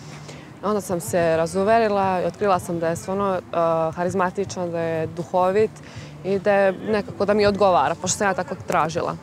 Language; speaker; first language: Serbian; native; Serbian